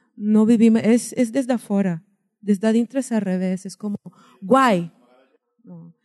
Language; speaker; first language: Catalan; non-native, fluent; Portuguese